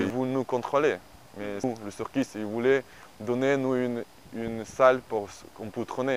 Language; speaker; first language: French; non-native, learner; Ukrainian